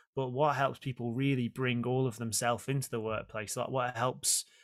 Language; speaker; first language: English; native; English